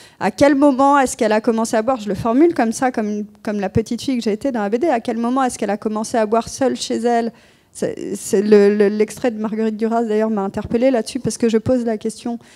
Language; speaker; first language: French; native; French